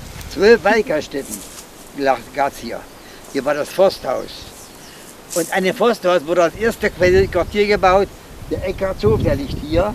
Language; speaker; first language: German; native; German